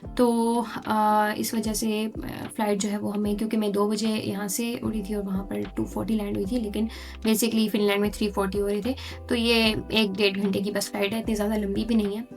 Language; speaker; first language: Urdu; native; Urdu